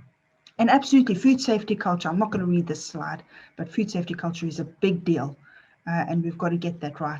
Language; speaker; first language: English; native; English